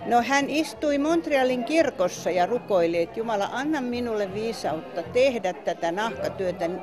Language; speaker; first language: Finnish; non-native, fluent; Estonian